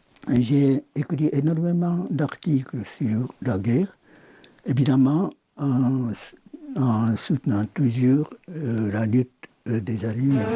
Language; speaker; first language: French; non-native, fluent; Japanese